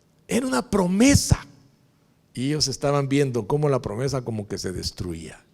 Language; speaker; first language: Spanish; native; Spanish